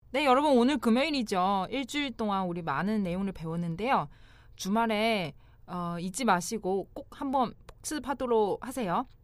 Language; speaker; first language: Korean; non-native, fluent; Chinese